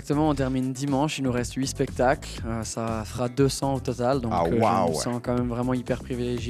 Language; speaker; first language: French; native; French